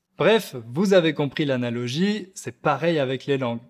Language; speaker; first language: French; native; French